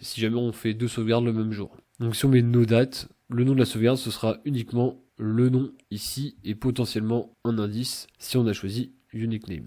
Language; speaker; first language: French; native; French